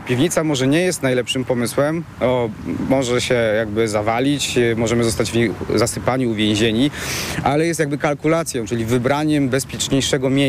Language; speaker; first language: Polish; native; Polish